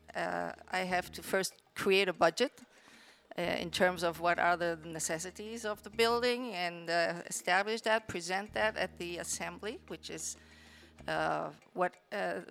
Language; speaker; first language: English; non-native, fluent; Spanish